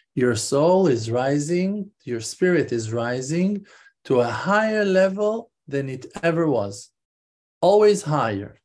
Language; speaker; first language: English; non-native, fluent; Hebrew